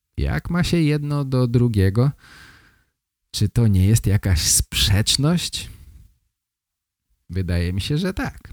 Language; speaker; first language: Polish; native; Polish